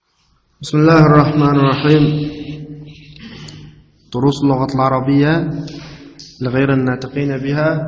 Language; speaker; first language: Arabic; non-native, fluent; Uzbek